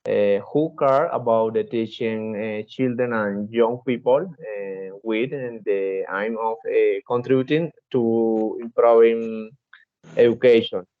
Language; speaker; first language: English; non-native, learner; Spanish